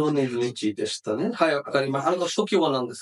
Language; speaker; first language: Japanese; non-native, fluent; Bangla